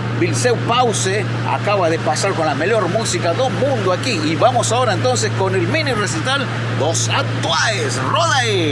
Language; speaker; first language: Spanish; non-native, learner; Portuguese